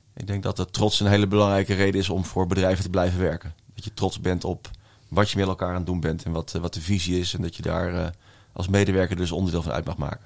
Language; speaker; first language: Dutch; native; Dutch